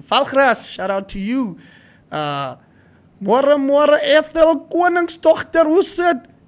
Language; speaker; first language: English; non-native, local second language; Afrikaans